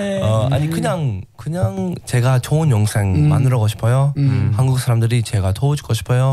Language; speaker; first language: Korean; non-native, learner; English